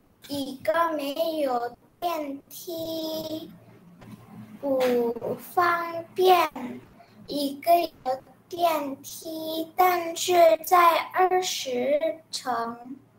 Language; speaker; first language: Chinese; non-native, learner; Indonesian